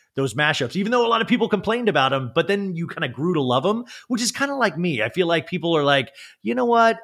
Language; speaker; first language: English; native; English